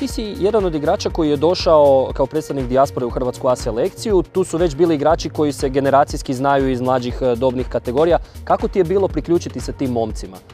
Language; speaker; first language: Croatian; native; Croatian